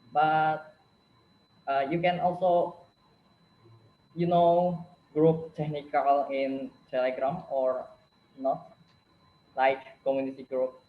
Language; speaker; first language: English; non-native, learner; Indonesian